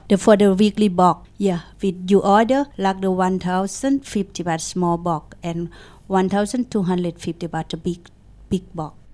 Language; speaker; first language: English; non-native, learner; Thai